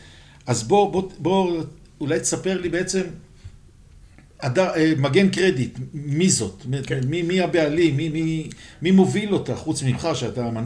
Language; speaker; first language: Hebrew; native; Hebrew